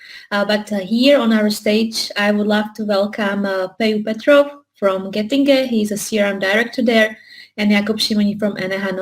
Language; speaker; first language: English; non-native, fluent; Czech